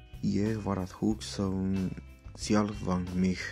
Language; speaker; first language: Icelandic; non-native, learner; Spanish